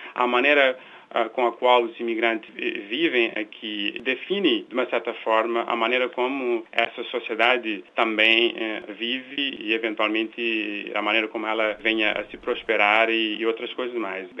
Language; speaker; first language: Portuguese; non-native, local second language; Kabuverdianu